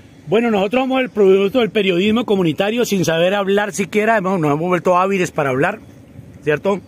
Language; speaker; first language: Spanish; native; Spanish